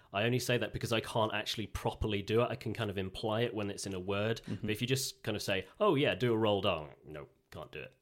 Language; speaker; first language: English; native; English